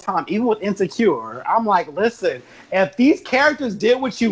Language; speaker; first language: English; native; English